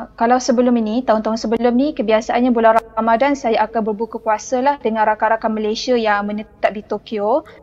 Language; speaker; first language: Malay; native; Malay